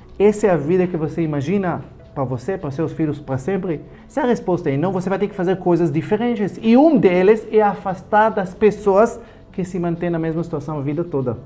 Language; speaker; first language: Portuguese; non-native, fluent; Hebrew